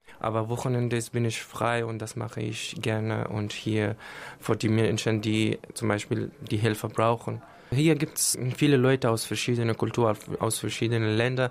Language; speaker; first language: German; non-native, learner; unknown